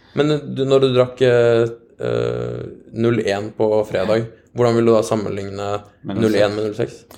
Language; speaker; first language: Norwegian; native; Norwegian